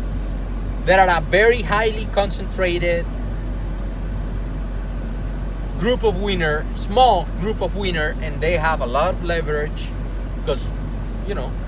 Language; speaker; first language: English; non-native, fluent; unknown